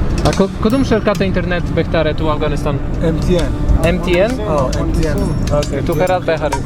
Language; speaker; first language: Persian; non-native, learner; Polish